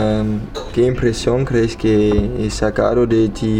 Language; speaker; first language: Spanish; non-native, learner; German